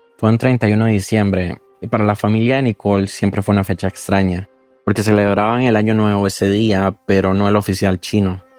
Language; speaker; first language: Spanish; native; Spanish